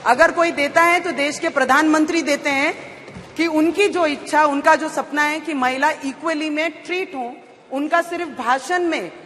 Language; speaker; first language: Hindi; native; Hindi